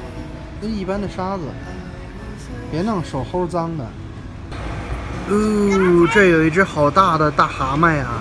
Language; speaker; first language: Chinese; native; Chinese